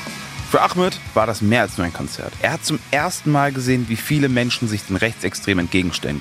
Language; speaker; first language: German; native; German